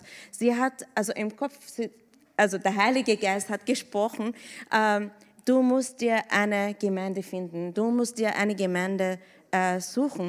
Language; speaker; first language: German; non-native, fluent; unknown